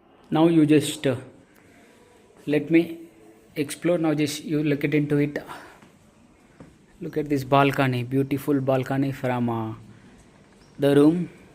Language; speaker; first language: English; non-native, local second language; Telugu